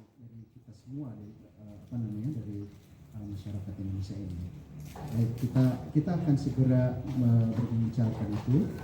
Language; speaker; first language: Indonesian; non-native, local second language; Sundanese